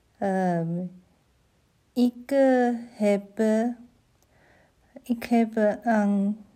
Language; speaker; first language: Dutch; non-native, learner; German